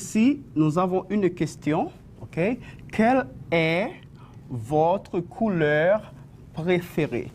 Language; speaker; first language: French; non-native, fluent; Spanish